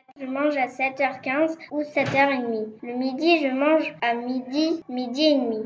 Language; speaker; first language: French; non-native, learner; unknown